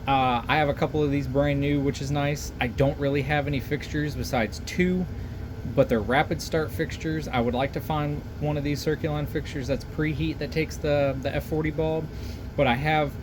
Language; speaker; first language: English; native; English